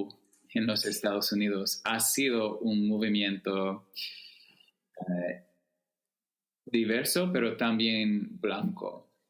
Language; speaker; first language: Spanish; non-native, fluent; English